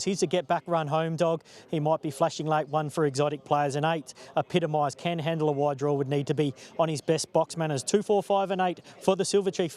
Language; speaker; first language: English; native; English